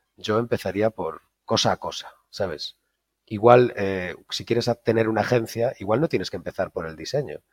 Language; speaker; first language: Spanish; native; Spanish